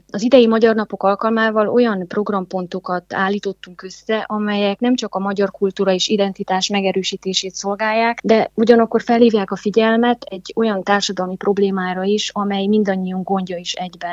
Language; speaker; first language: Hungarian; native; Hungarian